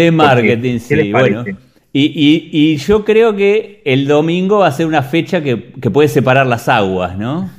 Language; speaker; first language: Spanish; native; Spanish